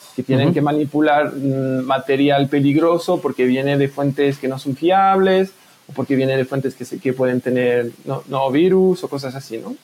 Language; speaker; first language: Spanish; non-native, fluent; French